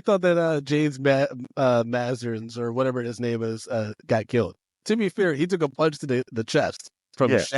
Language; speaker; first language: English; native; English